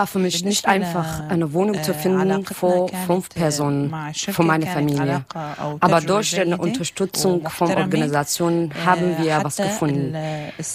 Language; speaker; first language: German; non-native, learner; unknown